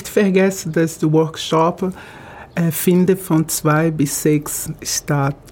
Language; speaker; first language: German; non-native, fluent; Portuguese